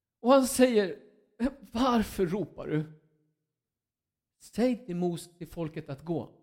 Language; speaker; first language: Swedish; non-native, fluent; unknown